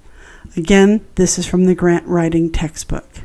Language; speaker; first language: English; native; English